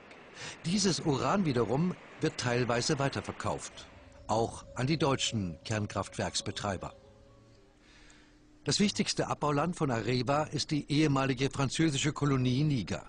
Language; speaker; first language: German; native; German